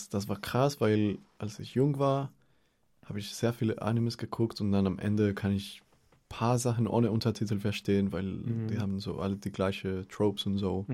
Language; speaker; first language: German; non-native, fluent; Spanish